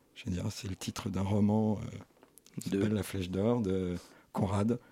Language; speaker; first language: French; native; French